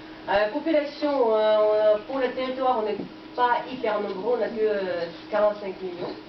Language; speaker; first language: French; non-native, fluent; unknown